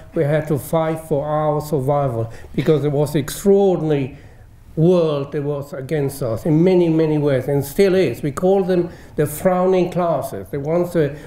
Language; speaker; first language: English; non-native, fluent; German